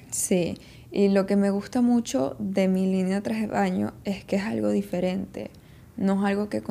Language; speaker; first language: Spanish; early bilingual, heritage; Spanish